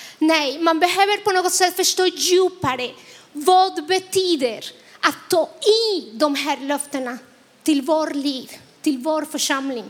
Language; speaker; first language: Swedish; non-native, fluent; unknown